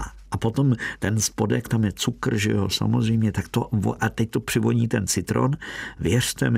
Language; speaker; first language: Czech; native; Czech